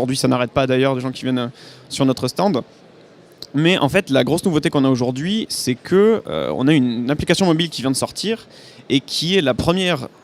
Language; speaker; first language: French; native; French